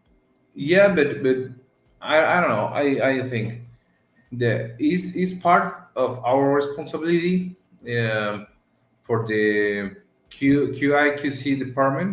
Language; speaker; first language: English; non-native, learner; Spanish